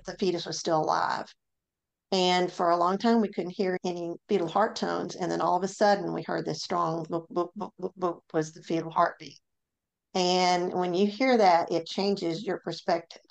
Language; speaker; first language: English; native; English